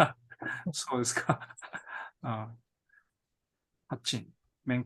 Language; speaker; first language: Japanese; non-native, fluent; Korean